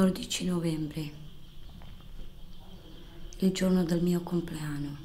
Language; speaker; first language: Italian; non-native, fluent; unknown